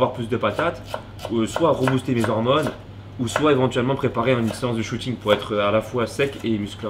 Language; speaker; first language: French; native; French